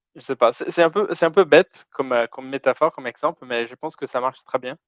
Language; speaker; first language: French; non-native, fluent; Portuguese